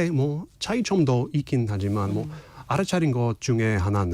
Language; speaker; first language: Korean; non-native, fluent; English